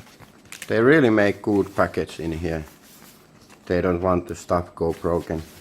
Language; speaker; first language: English; non-native, learner; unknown